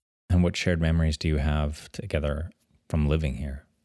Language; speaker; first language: English; early bilingual, other home language; French